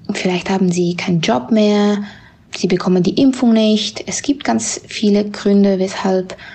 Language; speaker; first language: German; native; German